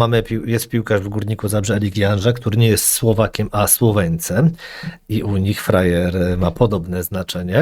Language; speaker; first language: Polish; native; Polish